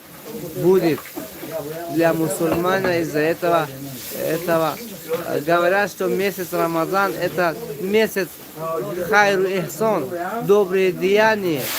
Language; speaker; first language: Russian; non-native, local second language; Tajik